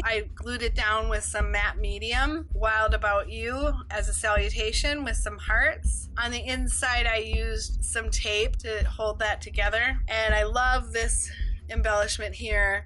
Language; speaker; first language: English; native; English